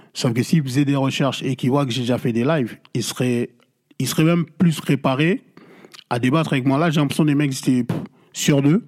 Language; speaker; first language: French; non-native, local second language; Lingala